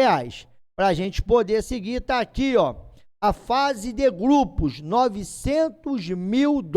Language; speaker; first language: Portuguese; native; Portuguese